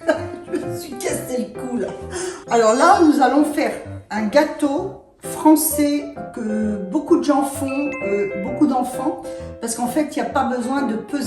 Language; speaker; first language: French; native; French